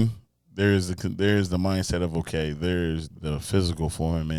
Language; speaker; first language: English; native; English